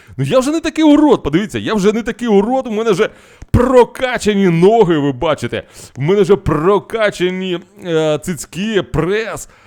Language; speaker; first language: Ukrainian; native; Ukrainian